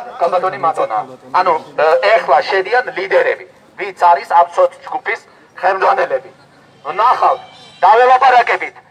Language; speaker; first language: Georgian; native; Georgian